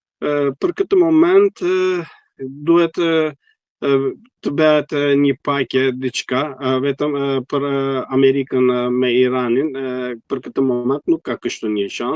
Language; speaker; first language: Albanian; non-native, fluent; Turkish